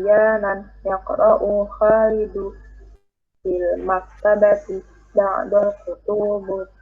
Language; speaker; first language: Arabic; non-native, learner; Indonesian